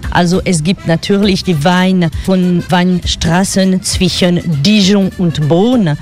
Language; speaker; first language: German; non-native, fluent; French